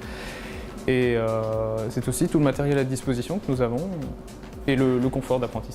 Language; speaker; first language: French; native; French